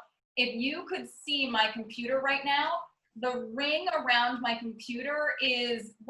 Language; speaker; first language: English; native; English